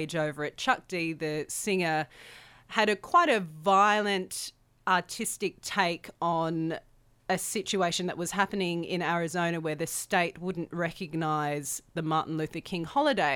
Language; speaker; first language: English; native; English